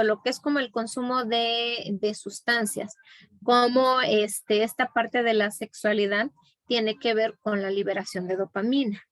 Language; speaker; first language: Spanish; native; Spanish